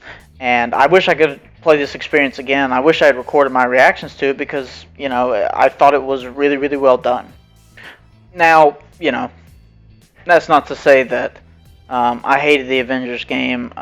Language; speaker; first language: English; native; English